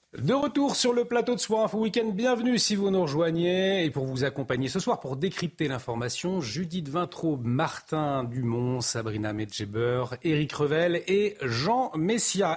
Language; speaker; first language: French; native; French